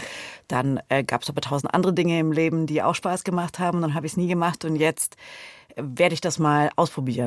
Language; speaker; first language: German; native; German